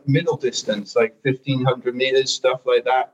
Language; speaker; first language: English; native; English